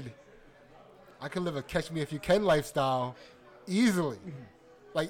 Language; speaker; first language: English; native; English